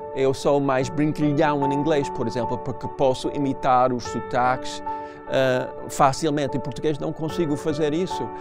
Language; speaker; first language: Portuguese; non-native, fluent; English